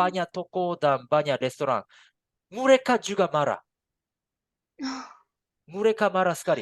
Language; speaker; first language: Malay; non-native, learner; Japanese